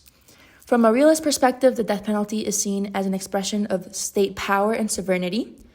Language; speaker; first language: English; non-native, fluent; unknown